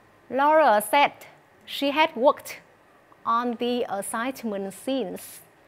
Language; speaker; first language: English; non-native, fluent; Vietnamese